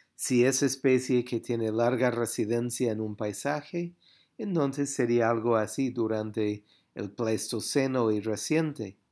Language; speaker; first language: Spanish; non-native, fluent; English